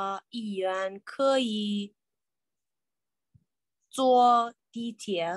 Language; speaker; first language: Chinese; non-native, learner; English